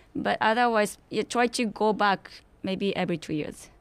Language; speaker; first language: English; non-native, learner; Japanese